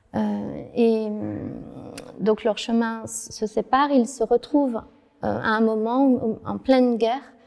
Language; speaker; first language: French; non-native, fluent; Vietnamese